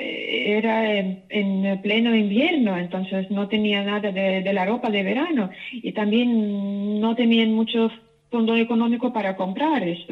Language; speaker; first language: Spanish; non-native, fluent; Ukrainian